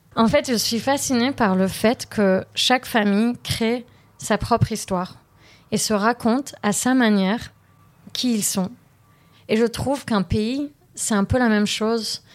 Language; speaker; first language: French; early bilingual, heritage; French